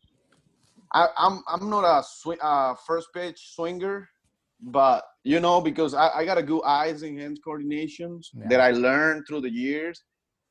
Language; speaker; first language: English; non-native, fluent; Spanish